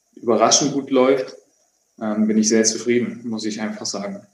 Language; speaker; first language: German; native; German